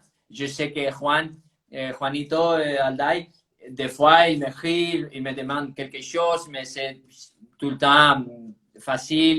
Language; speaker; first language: French; non-native, fluent; Spanish